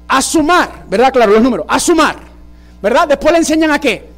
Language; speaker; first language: Spanish; early bilingual, heritage; Spanish